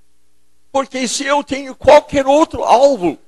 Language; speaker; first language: Portuguese; non-native, fluent; English